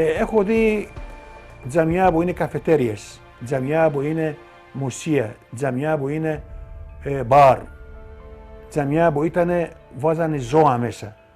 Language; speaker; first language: Greek; non-native, local second language; Turkish